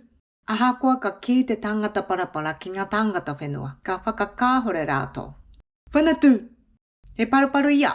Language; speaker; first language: Māori; non-native, fluent; Japanese